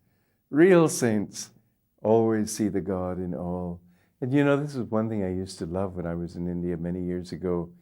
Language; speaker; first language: English; native; English